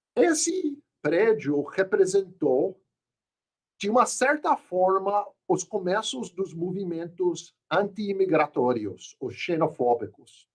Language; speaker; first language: Portuguese; non-native, fluent; English